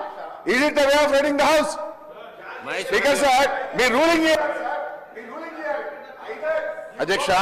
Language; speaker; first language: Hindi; non-native, local second language; Telugu